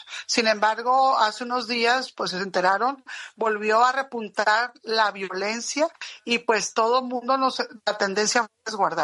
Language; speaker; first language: Spanish; native; Spanish